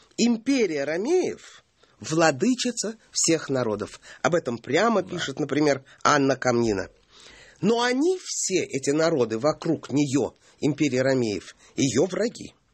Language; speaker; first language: Russian; native; Russian